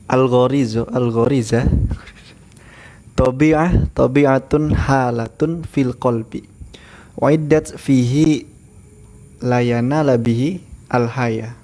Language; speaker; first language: Arabic; non-native, learner; Indonesian